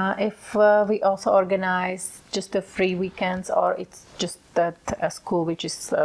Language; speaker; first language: English; non-native, fluent; Slovak